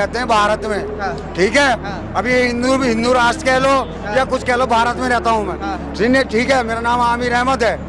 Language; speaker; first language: Hindi; native; Hindi